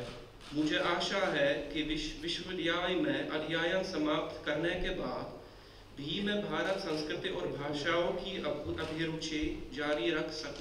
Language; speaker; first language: Hindi; non-native, learner; Czech